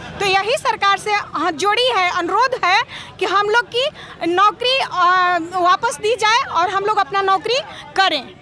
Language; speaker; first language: Hindi; native; Hindi